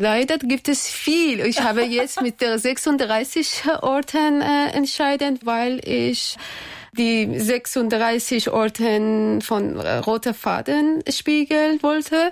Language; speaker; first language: German; non-native, learner; Persian